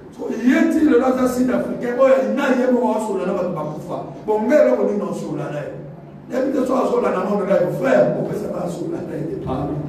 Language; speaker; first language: Lingala; non-native, local second language; Kituba (Democratic Republic of Congo)